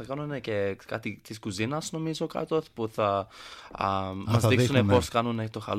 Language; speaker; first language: Greek; early bilingual, heritage; Greek